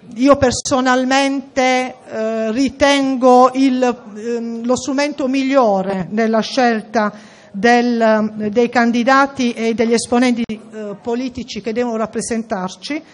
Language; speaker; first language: Italian; native; Italian